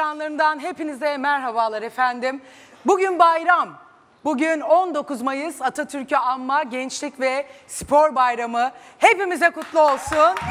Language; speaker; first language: Turkish; native; Turkish